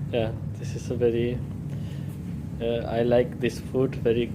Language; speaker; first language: English; non-native, learner; Nepali